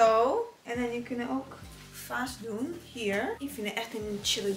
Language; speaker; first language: Dutch; non-native, learner; Italian